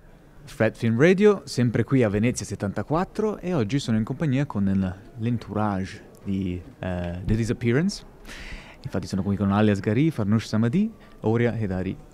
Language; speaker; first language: Italian; native; Italian